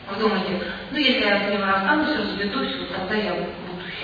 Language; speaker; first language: Russian; native; Russian